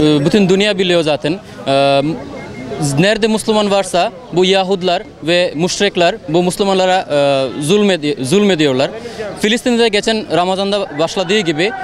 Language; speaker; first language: Turkish; non-native, fluent; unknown